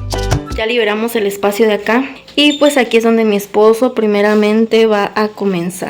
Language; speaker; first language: Spanish; native; Spanish